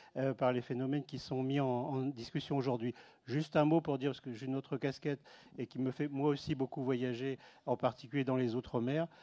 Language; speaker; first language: French; native; French